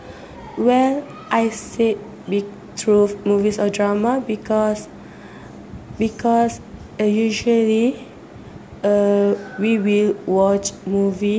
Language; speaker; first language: English; non-native, learner; Malay